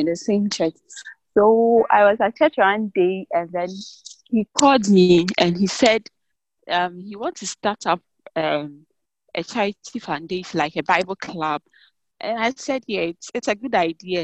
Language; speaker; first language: English; non-native, local second language; Akan